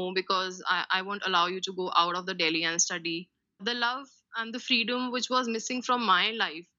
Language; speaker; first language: English; non-native, local second language; Hindi